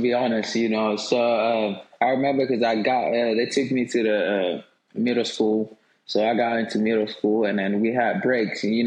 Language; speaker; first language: English; non-native, local second language; Swahili